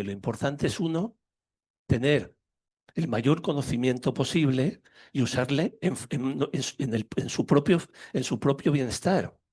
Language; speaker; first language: Spanish; native; Spanish